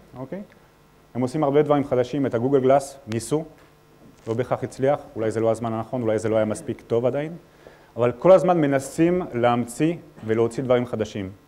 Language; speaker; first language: Hebrew; non-native, fluent; French